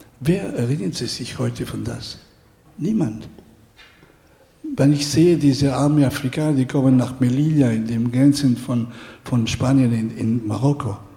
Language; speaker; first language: German; non-native, fluent; Spanish